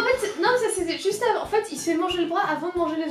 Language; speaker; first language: French; native; French